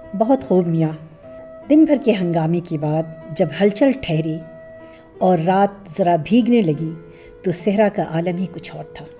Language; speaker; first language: Urdu; native; Urdu